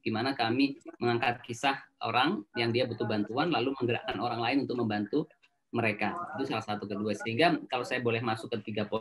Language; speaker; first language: Indonesian; native; Indonesian